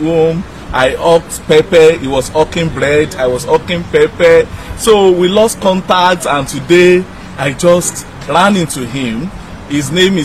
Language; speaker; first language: English; non-native, local second language; Yoruba